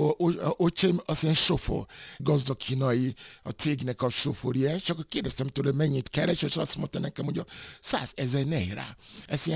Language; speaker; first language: Hungarian; non-native, fluent; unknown